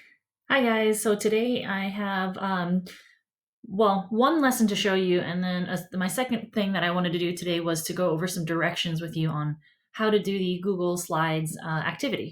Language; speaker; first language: English; native; English